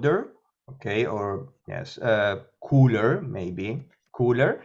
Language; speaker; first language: English; non-native, learner; Italian